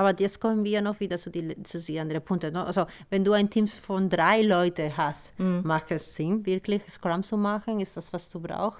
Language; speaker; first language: German; non-native, fluent; Spanish